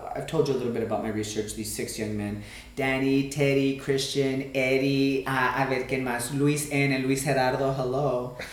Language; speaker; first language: English; early bilingual, other home language; Spanish